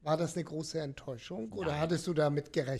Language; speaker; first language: German; native; German